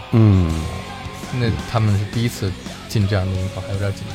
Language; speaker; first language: Chinese; native; Chinese